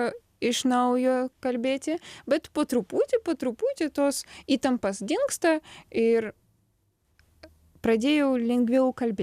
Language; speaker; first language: Lithuanian; non-native, learner; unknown